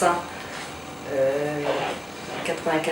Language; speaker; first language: French; native; French